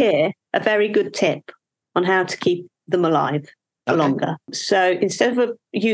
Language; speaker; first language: English; native; English